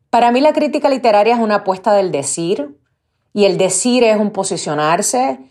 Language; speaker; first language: Spanish; native; Spanish